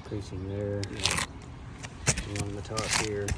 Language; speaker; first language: English; native; English